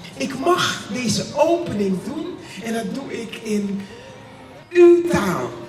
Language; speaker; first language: Dutch; native; Dutch